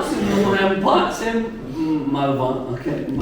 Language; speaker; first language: French; non-native, learner; Portuguese